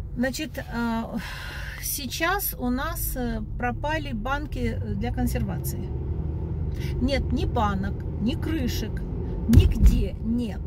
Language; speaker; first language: Russian; native; Russian